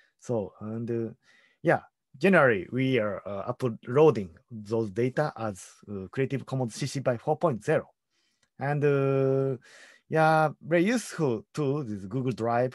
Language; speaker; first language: English; non-native, learner; Japanese